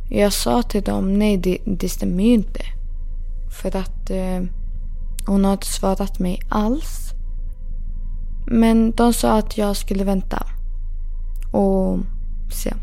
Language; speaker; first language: Swedish; early bilingual, other home language; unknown